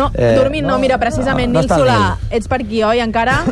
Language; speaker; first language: Catalan; native; Catalan